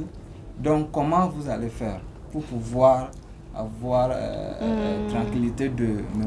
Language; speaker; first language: French; non-native, learner; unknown